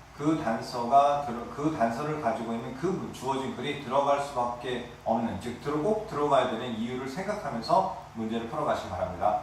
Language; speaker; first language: Korean; native; Korean